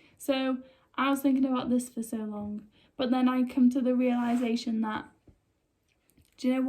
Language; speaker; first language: English; native; English